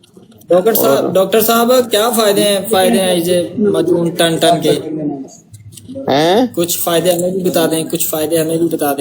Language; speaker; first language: Urdu; non-native, local second language; Punjabi